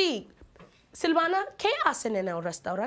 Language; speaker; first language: Spanish; non-native, fluent; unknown